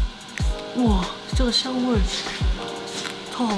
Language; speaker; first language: Chinese; non-native, fluent; Korean